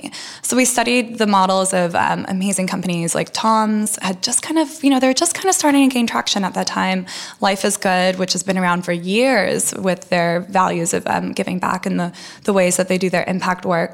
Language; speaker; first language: English; early bilingual, other home language; Russian